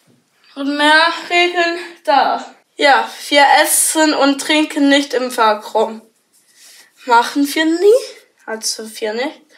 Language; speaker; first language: German; non-native, learner; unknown